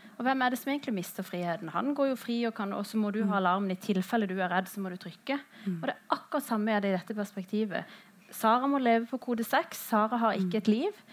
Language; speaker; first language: Norwegian; early bilingual, other home language; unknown